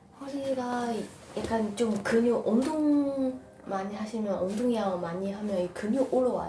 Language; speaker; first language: Korean; non-native, learner; Chinese